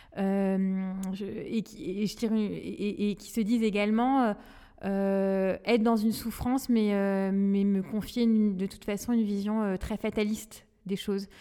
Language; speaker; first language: French; non-native, local second language; Malagasy